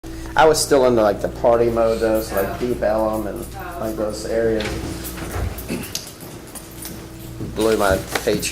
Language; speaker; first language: English; native; English